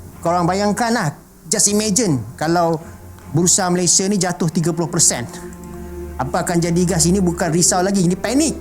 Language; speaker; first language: Malay; native; Malay